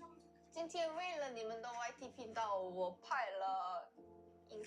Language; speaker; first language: Chinese; non-native, learner; Korean